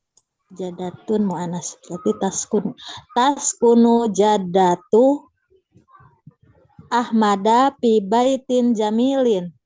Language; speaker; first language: Arabic; non-native, learner; Indonesian